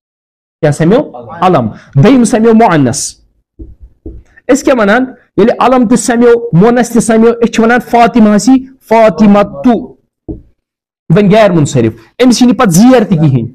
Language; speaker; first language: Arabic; non-native, fluent; Kashmiri